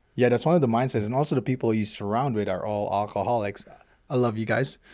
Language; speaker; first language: English; early bilingual, other home language; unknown